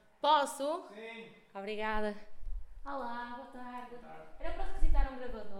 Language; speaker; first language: Portuguese; native; Portuguese